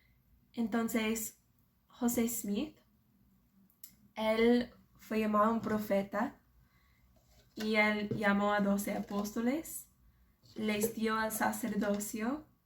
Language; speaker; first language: Spanish; non-native, fluent; English